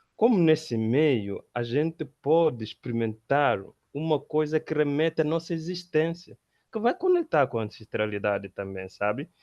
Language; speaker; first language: Portuguese; non-native, local second language; Upper Guinea Crioulo